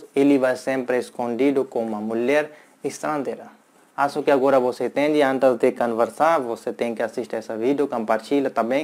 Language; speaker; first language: Portuguese; non-native, learner; Hindi